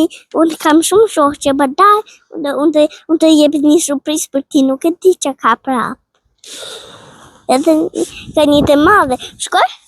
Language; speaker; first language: Albanian; early bilingual, heritage; Albanian